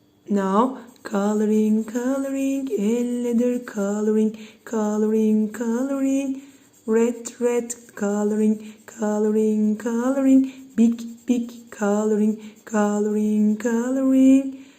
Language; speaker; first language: English; non-native, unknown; Turkish